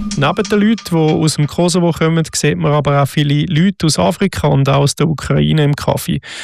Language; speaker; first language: German; native; German